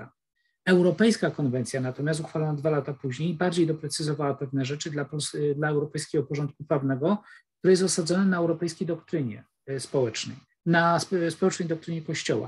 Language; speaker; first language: Polish; native; Polish